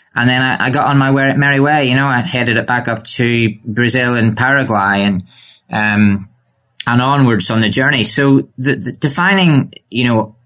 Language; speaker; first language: English; native; English